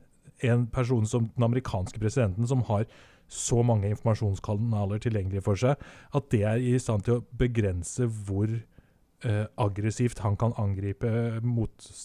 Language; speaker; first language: Norwegian; native; Norwegian